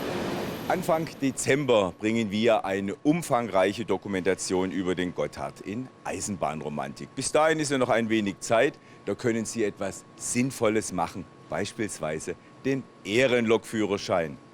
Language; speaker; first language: German; native; German